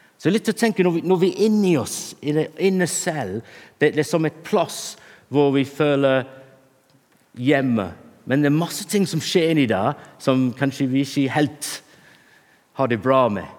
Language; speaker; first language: Norwegian; non-native, fluent; English